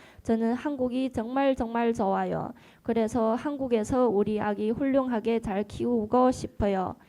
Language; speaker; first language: Korean; non-native, learner; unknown